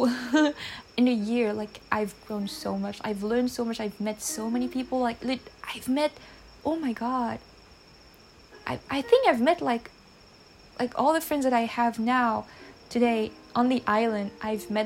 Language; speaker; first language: English; non-native, fluent; French